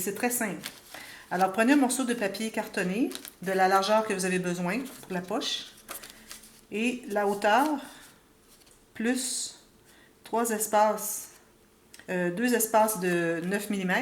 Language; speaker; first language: French; native; French